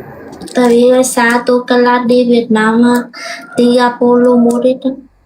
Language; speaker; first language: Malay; non-native, learner; Vietnamese